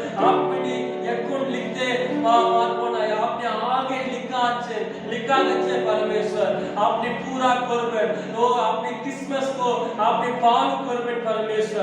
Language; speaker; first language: Bangla; non-native, learner; Hindi